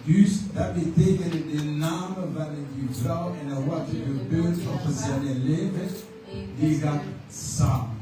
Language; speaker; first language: Dutch; non-native, learner; French